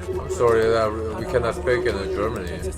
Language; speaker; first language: English; non-native, learner; Korean